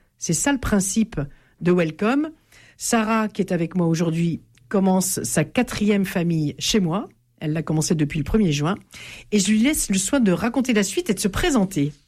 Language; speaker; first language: French; native; French